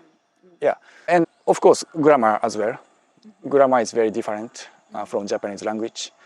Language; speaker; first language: English; non-native, fluent; Japanese